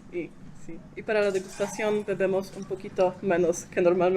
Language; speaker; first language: Spanish; non-native, fluent; Polish